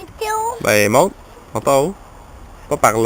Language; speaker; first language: French; native; French